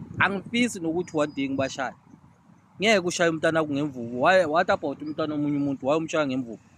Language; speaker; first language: Zulu; native; Zulu